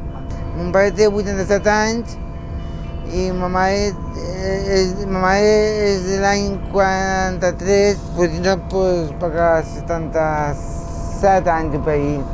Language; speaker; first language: Catalan; non-native, local second language; Spanish